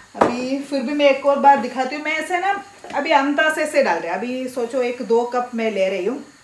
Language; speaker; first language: Hindi; non-native, local second language; Malayalam